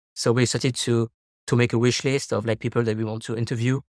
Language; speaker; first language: English; non-native, fluent; French